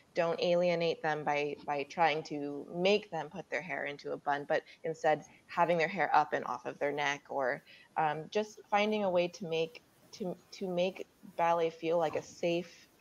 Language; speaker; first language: English; native; English